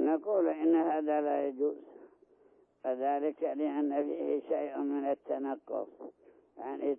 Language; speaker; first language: Arabic; native; Arabic